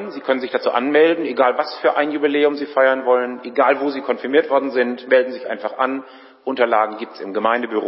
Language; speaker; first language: German; native; German